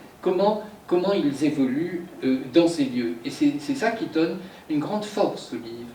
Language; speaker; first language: French; native; French